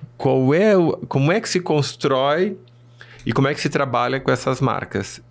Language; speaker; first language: Portuguese; early bilingual, other home language; Spanish